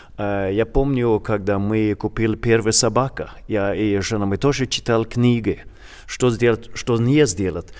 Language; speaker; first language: Russian; non-native, learner; Swedish